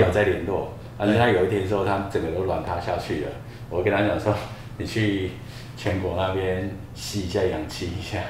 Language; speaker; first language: Chinese; native; Chinese